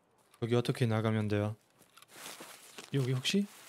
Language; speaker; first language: Korean; non-native, learner; German